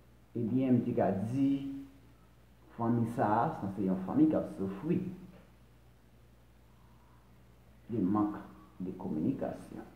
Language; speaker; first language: French; non-native, local second language; Haitian Creole